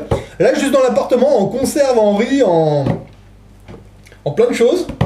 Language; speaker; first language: French; native; French